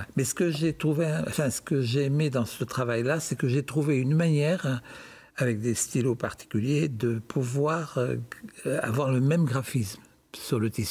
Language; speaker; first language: French; native; French